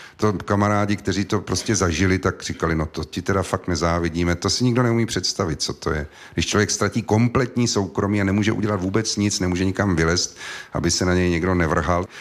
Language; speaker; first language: Czech; native; Czech